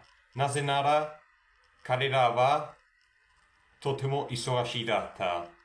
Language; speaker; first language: Japanese; non-native, learner; Spanish